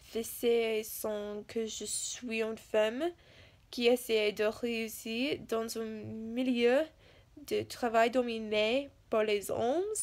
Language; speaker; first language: French; non-native, learner; English